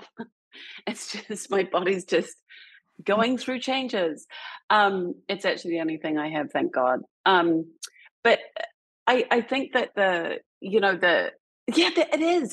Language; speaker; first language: English; native; English